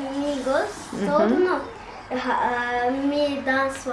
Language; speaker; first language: Spanish; early bilingual, heritage; Turkish